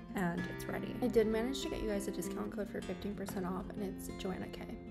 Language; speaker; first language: English; native; English